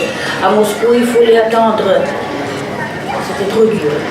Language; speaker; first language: French; early bilingual, heritage; Russian